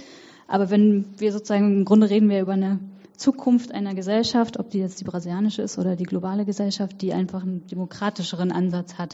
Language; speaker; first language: German; native; German